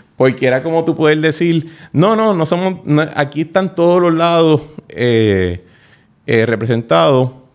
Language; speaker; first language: Spanish; native; Spanish